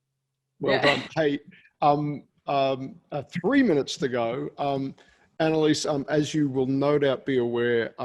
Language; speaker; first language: English; native; English